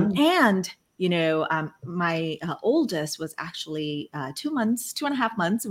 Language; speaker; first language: English; non-native, fluent; Malay